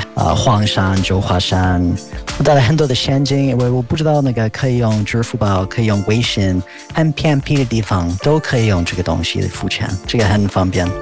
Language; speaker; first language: Chinese; non-native, fluent; English